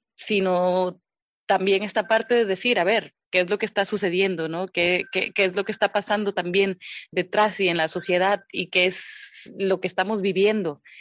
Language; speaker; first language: Spanish; native; Spanish